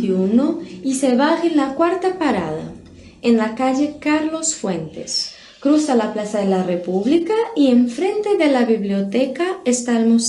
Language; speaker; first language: Spanish; non-native, fluent; Portuguese